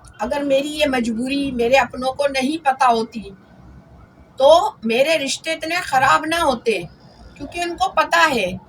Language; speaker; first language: Urdu; native; Urdu